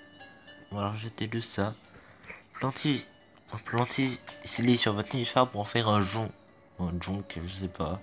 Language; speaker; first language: French; native; French